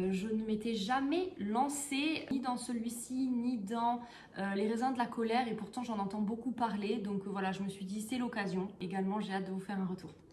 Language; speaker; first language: French; native; French